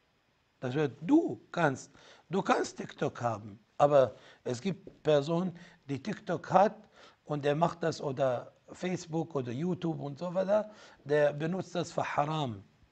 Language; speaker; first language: German; non-native, fluent; Arabic